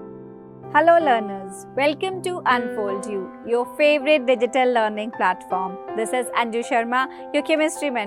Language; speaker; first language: English; non-native, local second language; Hindi